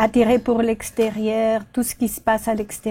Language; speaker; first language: French; non-native, fluent; Portuguese